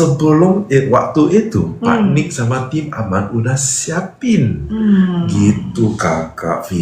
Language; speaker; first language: Indonesian; non-native, fluent; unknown